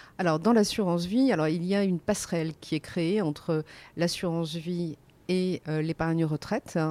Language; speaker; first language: French; native; French